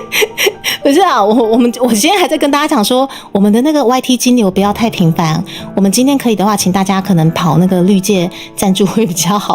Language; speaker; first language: Chinese; native; Chinese